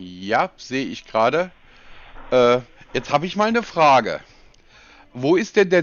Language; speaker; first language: German; native; German